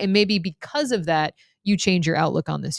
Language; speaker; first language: English; native; English